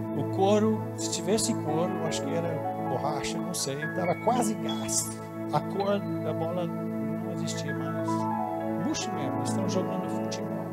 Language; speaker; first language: Portuguese; non-native, fluent; English